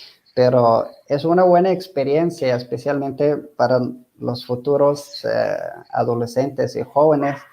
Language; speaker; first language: Spanish; non-native, fluent; Arabic